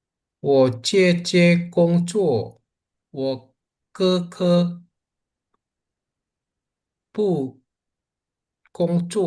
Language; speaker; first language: Chinese; non-native, learner; Indonesian